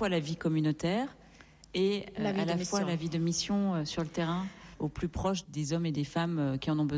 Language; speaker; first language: French; native; French